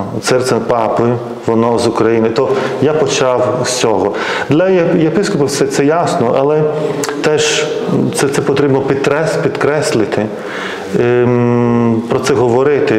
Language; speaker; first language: Ukrainian; non-native, fluent; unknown